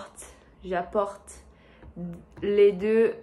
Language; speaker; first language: French; non-native, learner; Portuguese